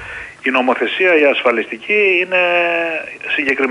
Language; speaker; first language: Greek; native; Greek